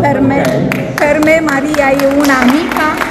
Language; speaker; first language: Italian; non-native, local second language; Romanian